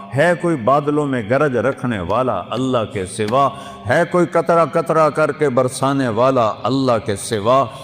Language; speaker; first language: Urdu; non-native, local second language; Saraiki